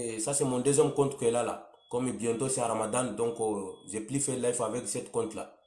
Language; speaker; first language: French; non-native, local second language; Bambara